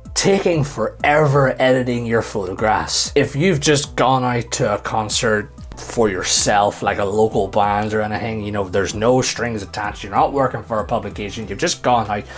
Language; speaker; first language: English; native; English